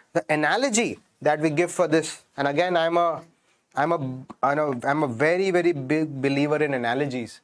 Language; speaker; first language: English; non-native, local second language; Hindi